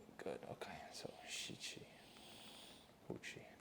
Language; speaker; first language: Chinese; non-native, learner; English